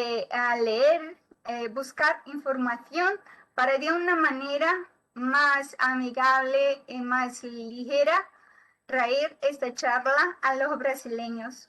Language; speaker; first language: Spanish; non-native, learner; Portuguese